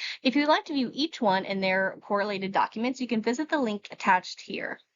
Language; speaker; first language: English; native; English